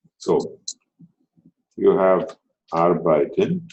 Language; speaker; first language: German; non-native, fluent; Telugu